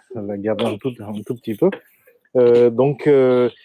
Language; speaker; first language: French; non-native, fluent; Spanish